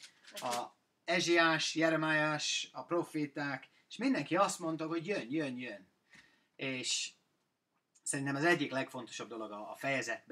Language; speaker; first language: Hungarian; non-native, fluent; English